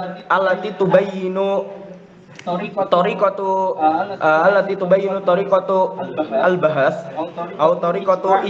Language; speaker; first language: Arabic; non-native, fluent; Indonesian